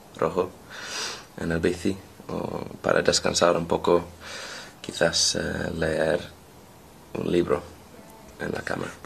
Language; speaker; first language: Spanish; non-native, learner; English